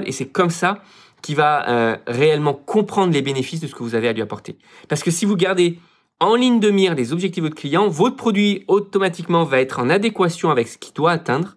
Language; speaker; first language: French; native; French